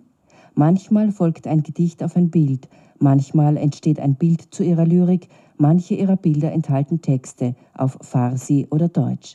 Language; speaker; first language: German; native; German